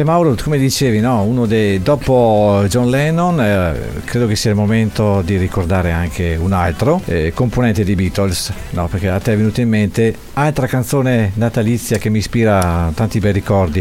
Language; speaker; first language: Italian; native; Italian